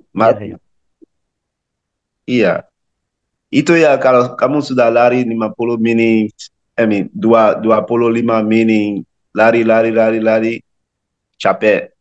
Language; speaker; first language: Indonesian; non-native, learner; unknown